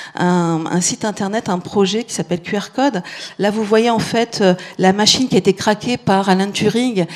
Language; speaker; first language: French; native; French